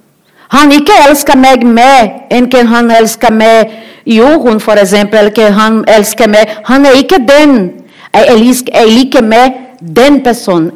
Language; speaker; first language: Norwegian; non-native, learner; Portuguese